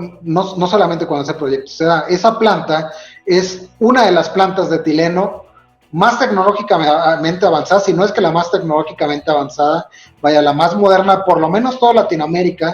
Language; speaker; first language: Spanish; native; Spanish